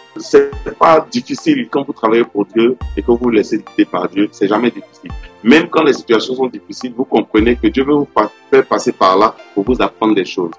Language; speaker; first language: French; non-native, local second language; Yoruba